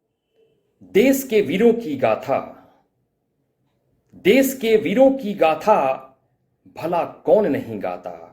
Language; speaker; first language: Hindi; native; Hindi